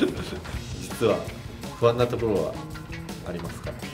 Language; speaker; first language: Japanese; native; Japanese